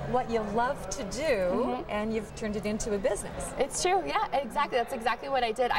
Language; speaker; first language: English; early bilingual, heritage; Spanish